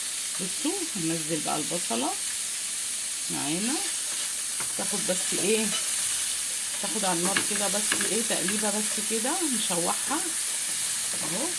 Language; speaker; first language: Arabic; native; Arabic